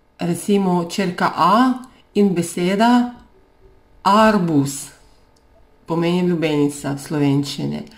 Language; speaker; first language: Slovenian; non-native, fluent; Russian